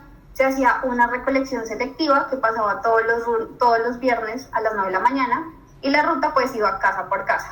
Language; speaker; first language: Spanish; native; Spanish